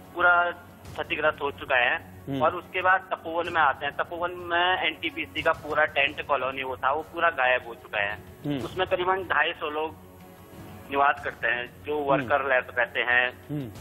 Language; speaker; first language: Hindi; native; Hindi